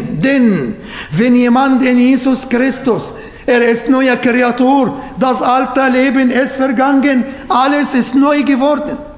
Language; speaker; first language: German; non-native, fluent; Arabic